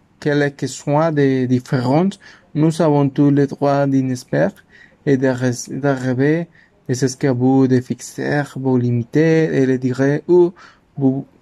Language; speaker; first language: French; non-native, learner; Spanish